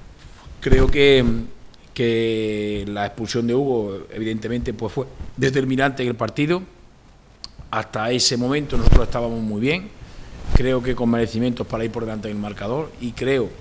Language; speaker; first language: Spanish; native; Spanish